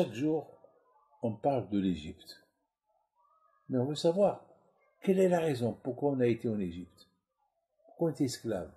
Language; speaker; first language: French; non-native, local second language; Arabic